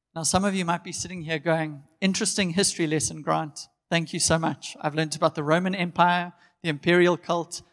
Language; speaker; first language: English; native; English